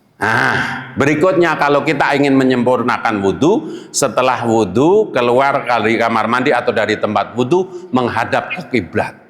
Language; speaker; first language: Indonesian; non-native, local second language; Javanese